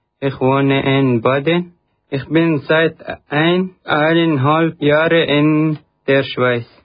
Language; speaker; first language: German; non-native, learner; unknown